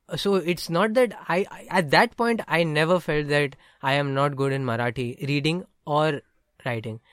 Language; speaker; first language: English; non-native, local second language; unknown